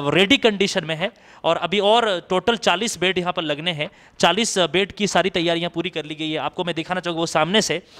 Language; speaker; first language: Hindi; native; Hindi